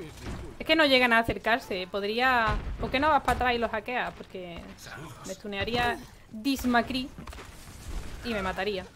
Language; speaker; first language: Spanish; native; Spanish